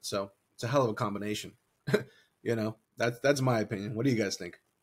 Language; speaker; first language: English; native; English